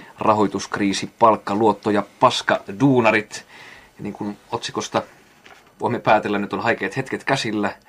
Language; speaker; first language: Finnish; native; Finnish